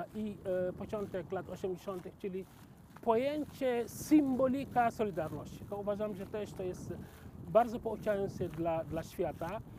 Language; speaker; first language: Polish; non-native, fluent; Wolof